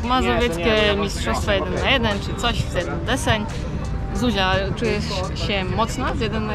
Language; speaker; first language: Polish; native; Polish